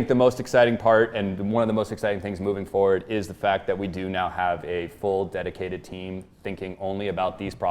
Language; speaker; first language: English; native; English